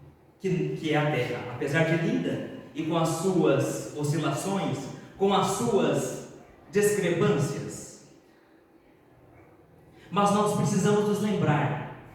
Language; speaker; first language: Portuguese; native; Portuguese